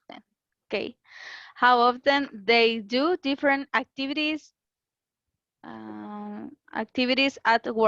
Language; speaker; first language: English; non-native, learner; Spanish